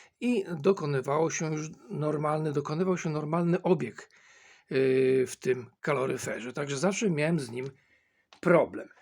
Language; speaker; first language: Polish; native; Polish